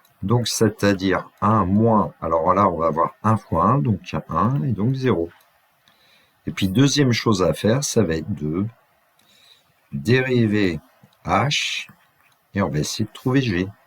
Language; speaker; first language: French; native; French